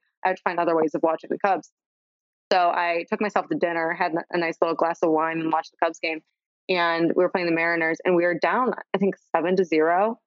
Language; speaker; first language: English; native; English